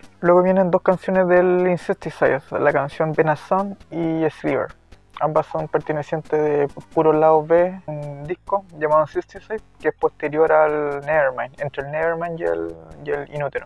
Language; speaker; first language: Spanish; native; Spanish